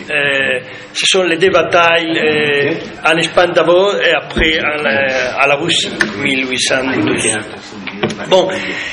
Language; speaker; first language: French; non-native, fluent; Spanish